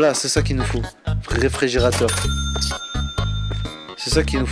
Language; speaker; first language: French; native; French